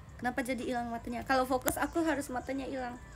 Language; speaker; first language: Indonesian; non-native, learner; Japanese